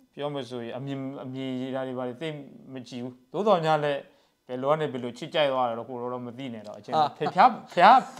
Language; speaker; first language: Burmese; non-native, local second language; S'gaw Karen